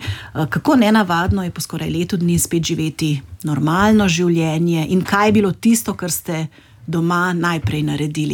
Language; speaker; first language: Slovenian; native; Slovenian